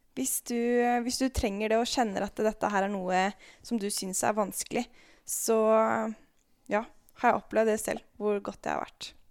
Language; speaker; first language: Norwegian; native; Norwegian